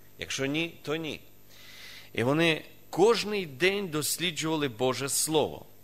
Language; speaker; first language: Ukrainian; non-native, local second language; Russian